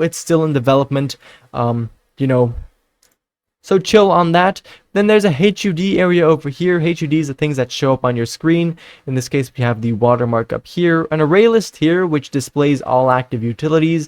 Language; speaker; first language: English; non-native, fluent; Dutch